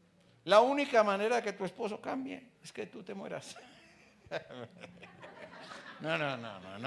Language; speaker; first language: Spanish; native; Spanish